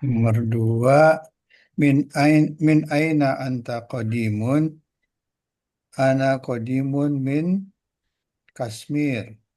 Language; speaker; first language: Arabic; non-native, learner; Indonesian